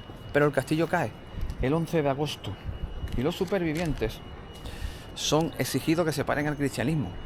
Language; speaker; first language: Spanish; native; Spanish